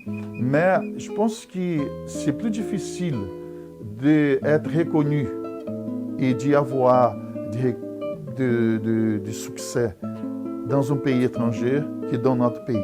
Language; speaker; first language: French; non-native, fluent; Portuguese